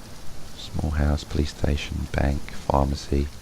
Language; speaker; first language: English; native; English